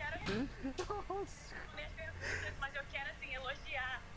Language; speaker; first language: Portuguese; early bilingual, heritage; Portuguese